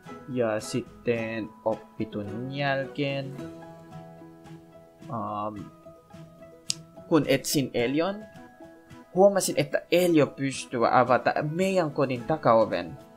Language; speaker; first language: Finnish; non-native, learner; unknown